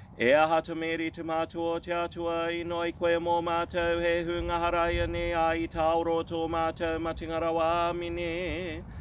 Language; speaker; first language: Māori; non-native, local second language; English